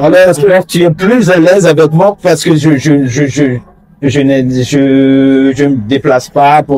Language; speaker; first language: French; non-native, fluent; Chinese